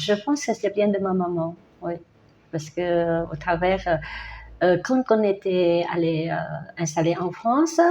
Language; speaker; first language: French; non-native, learner; Vietnamese